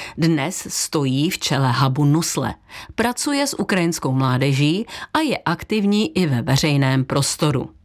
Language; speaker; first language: Czech; native; Czech